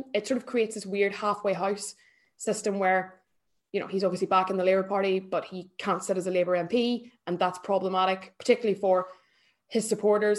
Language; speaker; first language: English; native; English